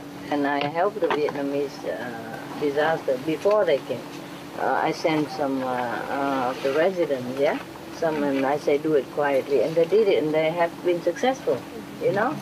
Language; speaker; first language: English; non-native, fluent; Vietnamese